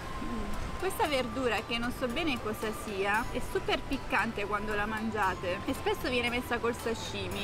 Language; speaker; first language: Italian; native; Italian